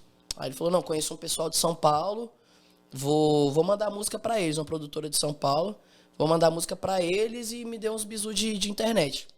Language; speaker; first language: Portuguese; native; Portuguese